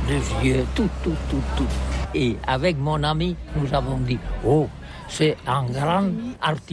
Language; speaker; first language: French; non-native, learner; Catalan